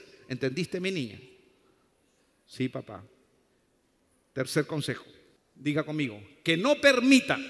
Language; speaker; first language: Spanish; native; Spanish